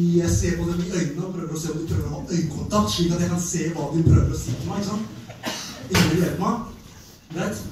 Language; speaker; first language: Norwegian; early bilingual, other home language; Albanian